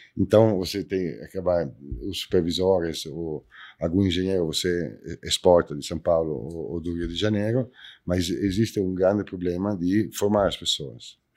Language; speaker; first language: Portuguese; non-native, fluent; Italian